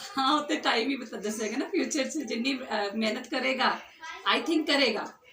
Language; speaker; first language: Punjabi; non-native, local second language; Hindi